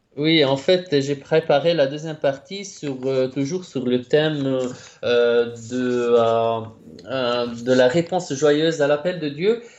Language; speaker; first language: French; non-native, local second language; Arabic